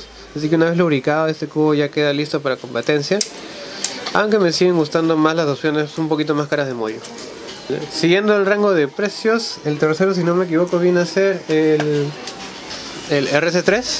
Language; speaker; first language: Spanish; native; Spanish